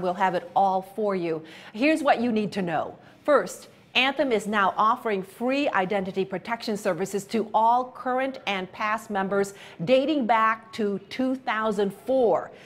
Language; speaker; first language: English; native; English